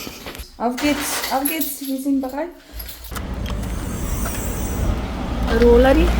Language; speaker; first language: German; non-native, learner; Slovenian